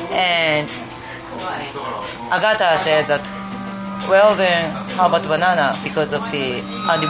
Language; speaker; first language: English; non-native, fluent; Japanese